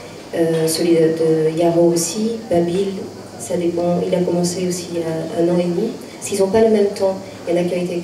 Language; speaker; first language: French; native; French